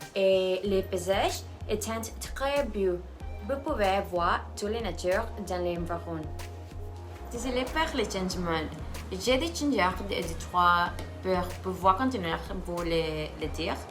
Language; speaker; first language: French; non-native, learner; Spanish